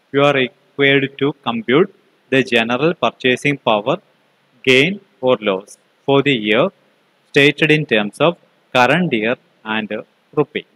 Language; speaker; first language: English; non-native, local second language; Malayalam